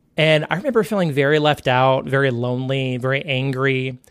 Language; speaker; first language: English; native; English